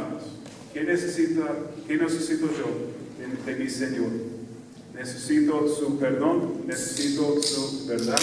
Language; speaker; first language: Spanish; non-native, fluent; English